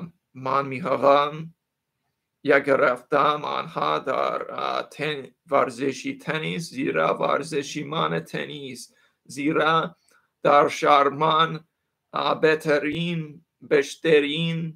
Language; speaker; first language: Persian; non-native, learner; English